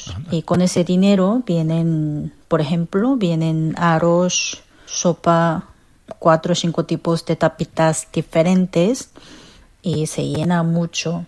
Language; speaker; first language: Spanish; non-native, fluent; Korean